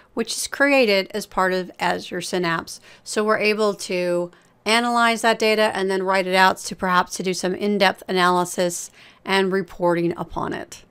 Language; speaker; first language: English; native; English